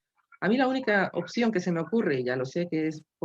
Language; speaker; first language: Spanish; native; Spanish